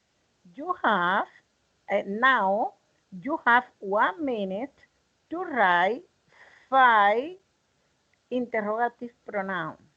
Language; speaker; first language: English; non-native, learner; Spanish